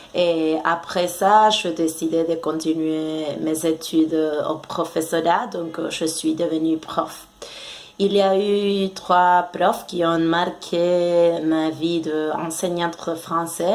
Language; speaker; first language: French; non-native, fluent; Spanish